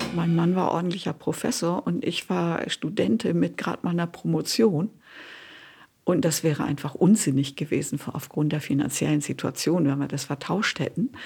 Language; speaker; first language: German; native; German